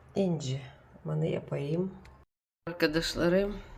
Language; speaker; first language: Turkish; non-native, learner; Russian